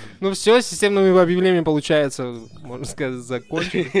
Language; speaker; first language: Russian; native; Russian